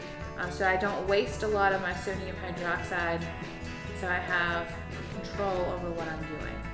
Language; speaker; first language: English; native; English